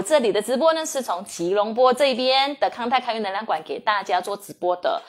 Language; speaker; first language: Chinese; native; Chinese